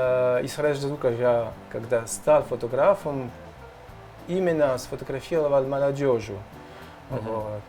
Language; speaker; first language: Russian; non-native, learner; French